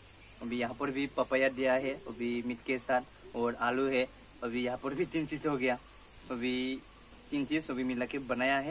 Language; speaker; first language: Hindi; non-native, local second language; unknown